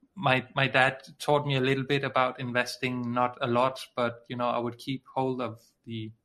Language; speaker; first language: English; non-native, fluent; Danish